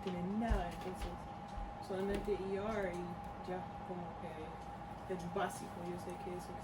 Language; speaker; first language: Spanish; early bilingual, heritage; Spanish